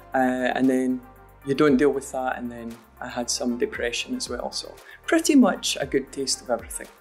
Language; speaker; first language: English; native; English